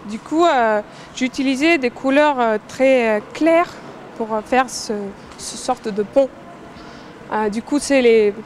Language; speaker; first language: French; non-native, learner; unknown